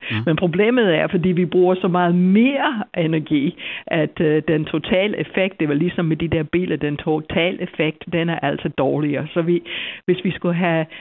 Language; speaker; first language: Danish; non-native, fluent; English